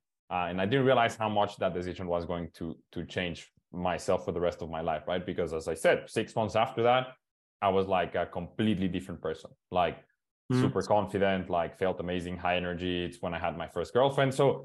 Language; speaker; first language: English; non-native, fluent; Spanish